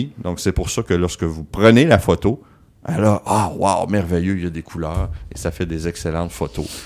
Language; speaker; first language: French; native; French